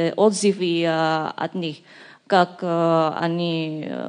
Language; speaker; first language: Russian; non-native, learner; Indonesian